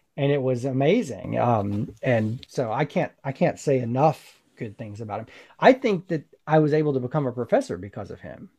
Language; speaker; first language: English; native; English